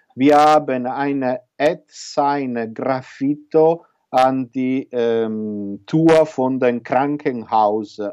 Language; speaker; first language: German; non-native, learner; Italian